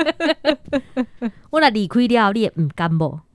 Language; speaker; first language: Min Nan Chinese; native; Min Nan Chinese